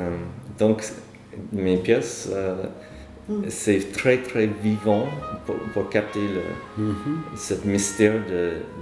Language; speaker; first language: French; non-native, fluent; English